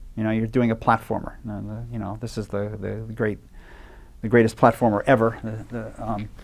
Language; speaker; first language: English; native; English